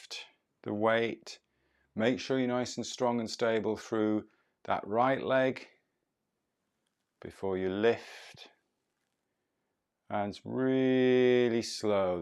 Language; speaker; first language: English; native; English